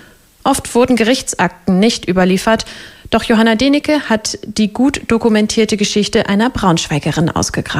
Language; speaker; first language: German; native; German